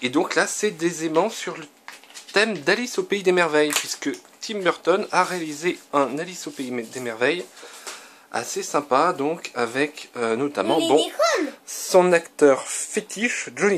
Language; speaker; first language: French; native; French